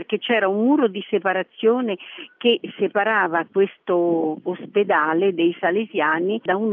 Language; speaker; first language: Italian; native; Italian